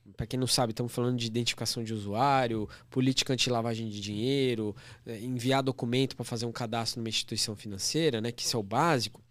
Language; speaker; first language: Portuguese; native; Portuguese